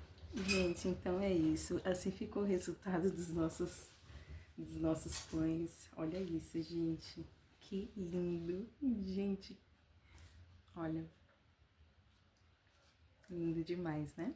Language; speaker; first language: Portuguese; native; Portuguese